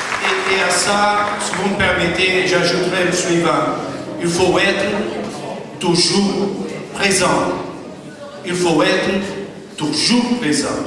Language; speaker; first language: French; non-native, fluent; Portuguese